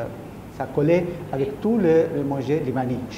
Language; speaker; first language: French; non-native, learner; Arabic